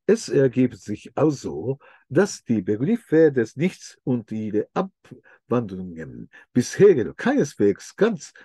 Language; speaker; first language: German; non-native, fluent; Japanese